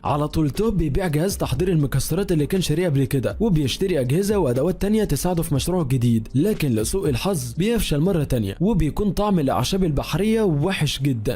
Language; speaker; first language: Arabic; native; Arabic